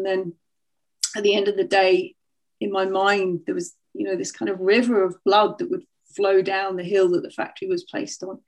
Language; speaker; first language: English; native; English